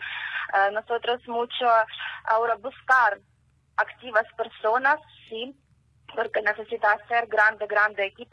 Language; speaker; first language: Spanish; non-native, learner; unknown